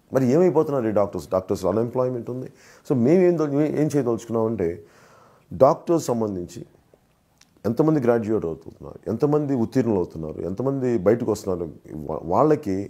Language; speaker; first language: Telugu; native; Telugu